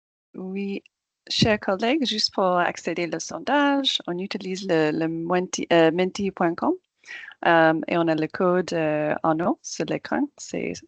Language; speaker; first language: French; non-native, fluent; English